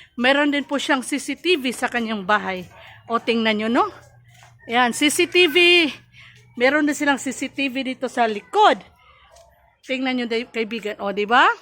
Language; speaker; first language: Filipino; non-native, local second language; Cebuano